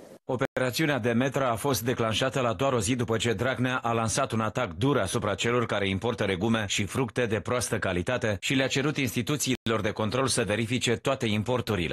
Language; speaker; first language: Romanian; native; Romanian